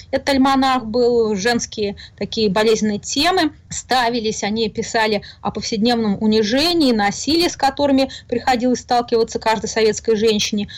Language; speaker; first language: Russian; native; Russian